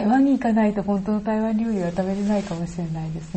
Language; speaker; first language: Japanese; native; Japanese